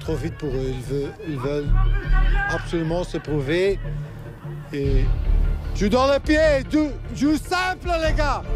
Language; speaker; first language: French; non-native, local second language; Dutch